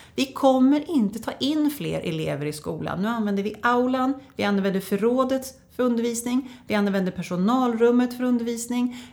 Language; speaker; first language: Swedish; native; Swedish